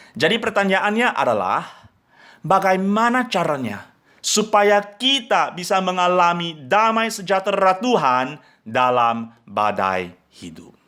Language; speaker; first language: Indonesian; non-native, fluent; English